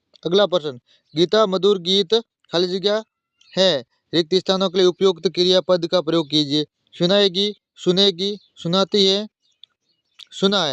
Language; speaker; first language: Hindi; native; Hindi